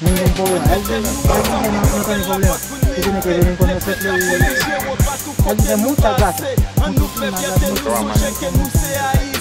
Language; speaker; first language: Spanish; non-native, learner; Haitian Creole